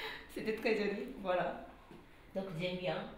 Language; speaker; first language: French; non-native, learner; Japanese